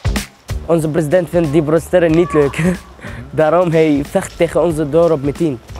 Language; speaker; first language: Dutch; non-native, learner; Arabic